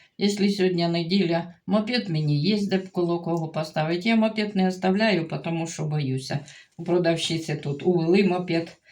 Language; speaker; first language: Ukrainian; native; Ukrainian